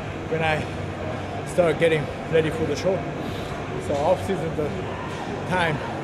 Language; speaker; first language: English; non-native, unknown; Japanese